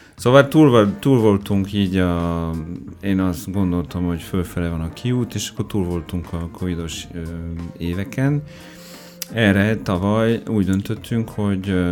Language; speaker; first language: Hungarian; non-native, fluent; French